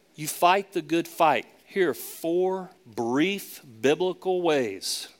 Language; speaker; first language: English; native; English